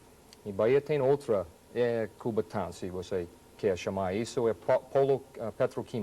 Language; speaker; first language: Portuguese; non-native, fluent; English